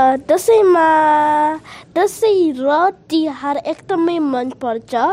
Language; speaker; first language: Nepali; early bilingual, heritage; Nepali